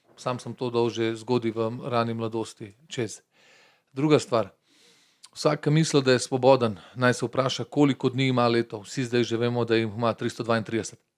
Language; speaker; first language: Slovenian; early bilingual, other home language; Bosnian